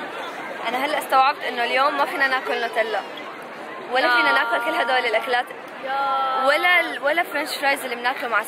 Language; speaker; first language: Arabic; native; Arabic